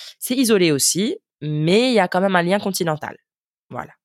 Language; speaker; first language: French; native; French